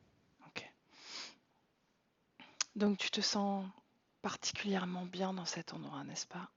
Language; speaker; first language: French; native; French